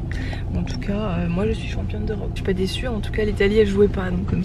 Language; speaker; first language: French; native; French